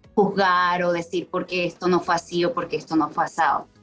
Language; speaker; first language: Spanish; native; Spanish